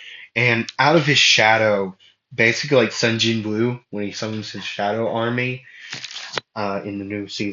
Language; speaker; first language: English; native; English